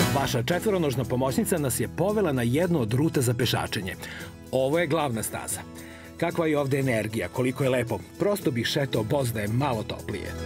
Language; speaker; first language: Serbian; native; Serbian